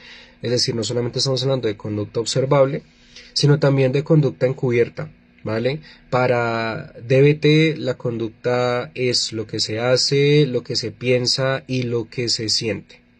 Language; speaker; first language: Spanish; native; Spanish